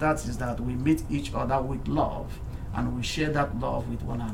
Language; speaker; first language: English; non-native, local second language; Igbo